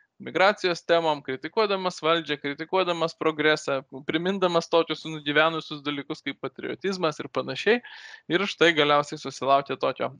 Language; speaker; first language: Lithuanian; native; Lithuanian